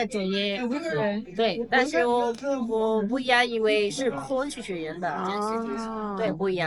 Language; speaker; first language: Chinese; non-native, learner; Spanish